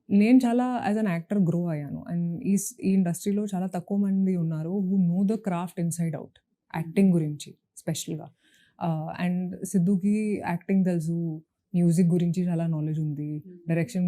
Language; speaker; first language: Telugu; non-native, local second language; Hindi